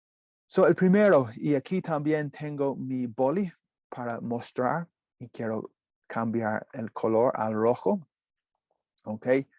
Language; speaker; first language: Spanish; non-native, learner; English